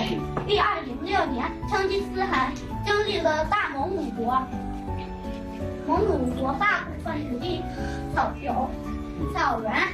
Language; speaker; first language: Chinese; early bilingual, other home language; Mongolian